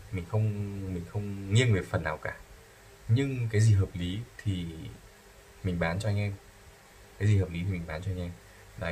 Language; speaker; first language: Vietnamese; native; Vietnamese